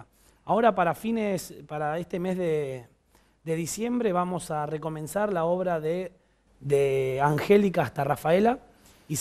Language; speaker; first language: Spanish; native; Spanish